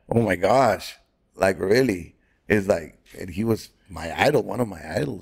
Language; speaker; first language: English; non-native, fluent; Spanish